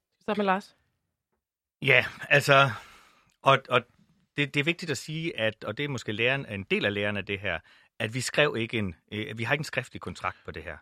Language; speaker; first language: Danish; native; Danish